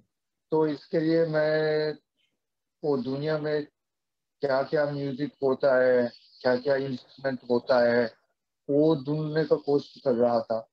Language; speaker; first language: Hindi; non-native, fluent; Japanese